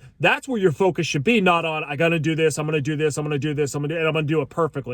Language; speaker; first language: English; native; English